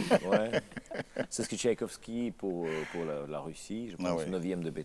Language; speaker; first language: French; non-native, fluent; Russian